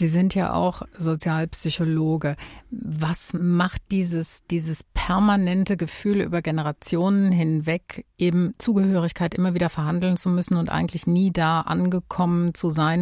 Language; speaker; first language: German; native; German